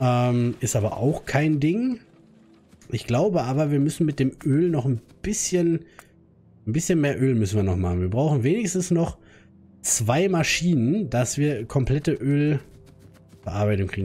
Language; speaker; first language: German; native; German